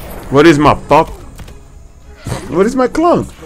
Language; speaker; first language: English; non-native, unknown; Spanish